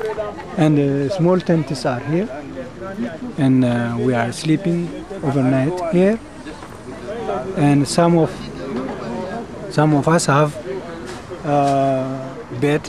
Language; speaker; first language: English; non-native, learner; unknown